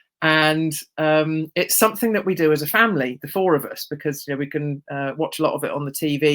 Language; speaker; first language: English; native; English